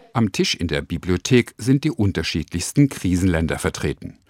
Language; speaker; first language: German; native; German